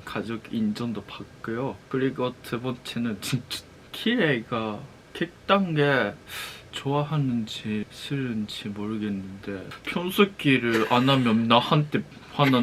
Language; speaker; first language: Korean; non-native, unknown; Japanese